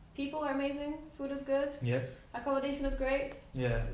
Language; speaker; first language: English; non-native, fluent; Polish